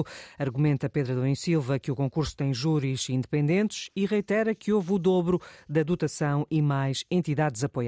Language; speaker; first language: Portuguese; native; Portuguese